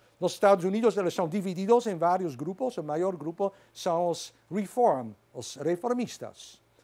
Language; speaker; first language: Portuguese; non-native, fluent; Dutch